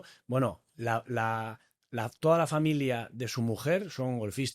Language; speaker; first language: Spanish; native; Spanish